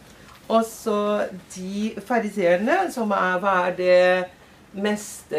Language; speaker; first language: Norwegian; non-native, fluent; Portuguese